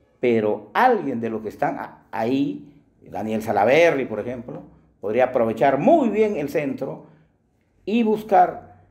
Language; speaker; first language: Spanish; native; Spanish